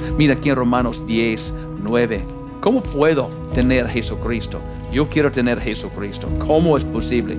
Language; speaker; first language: Spanish; non-native, fluent; English